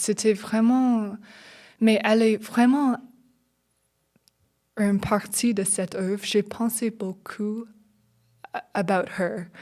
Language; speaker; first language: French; non-native, learner; English